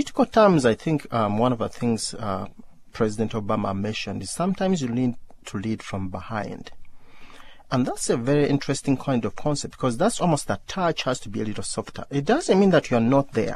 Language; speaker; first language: English; non-native, local second language; Ganda